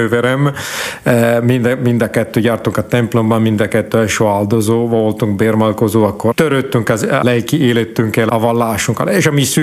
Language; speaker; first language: Hungarian; non-native, fluent; Italian